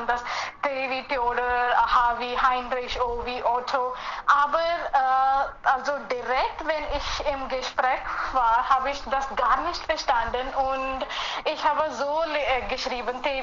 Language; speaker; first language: German; non-native, fluent; Hindi